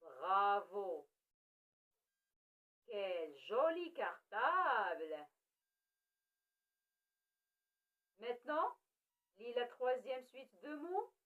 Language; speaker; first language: French; non-native, local second language; Arabic